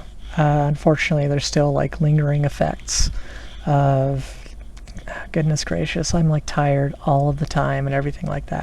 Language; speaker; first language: English; native; English